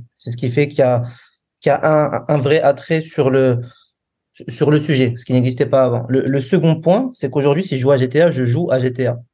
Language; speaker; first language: French; non-native, local second language; Arabic